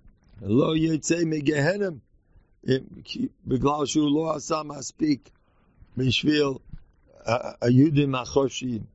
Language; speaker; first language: Hebrew; non-native, fluent; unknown